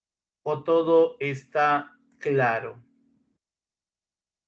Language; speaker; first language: Spanish; native; Spanish